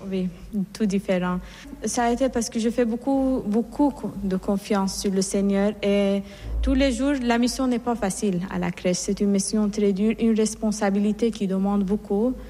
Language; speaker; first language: French; non-native, fluent; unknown